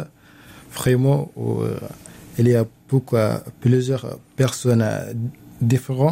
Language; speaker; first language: French; non-native, learner; Arabic